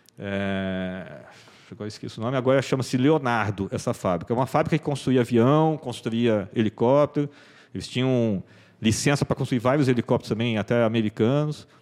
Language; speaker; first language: Portuguese; native; Portuguese